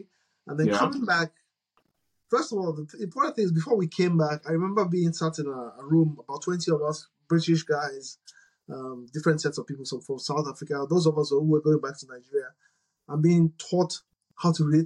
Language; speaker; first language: English; non-native, local second language; Igbo